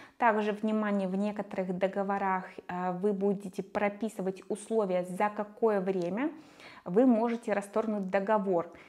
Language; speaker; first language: Russian; native; Russian